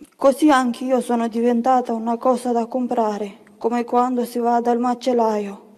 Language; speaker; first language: Italian; non-native, fluent; Bulgarian